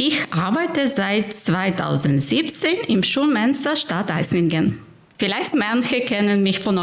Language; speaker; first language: German; non-native, fluent; Ukrainian